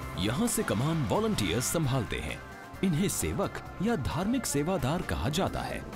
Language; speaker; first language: Hindi; native; Hindi